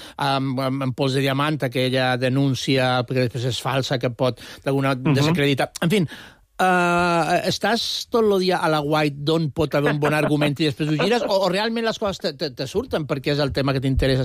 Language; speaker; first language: Catalan; native; Catalan